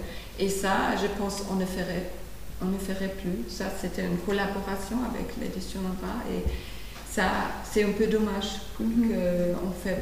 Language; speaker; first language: French; non-native, fluent; German